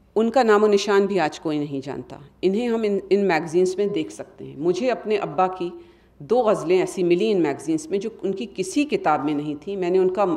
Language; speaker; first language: Hindi; native; Hindi